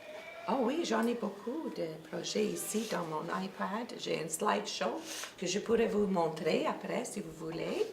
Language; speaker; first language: French; non-native, local second language; English